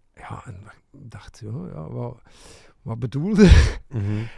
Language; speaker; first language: Dutch; native; Dutch